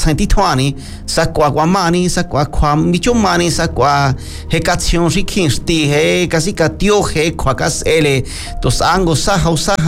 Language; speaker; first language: Spanish; non-native, local second language; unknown